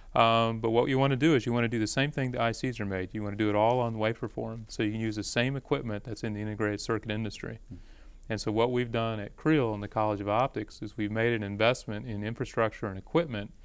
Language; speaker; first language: English; native; English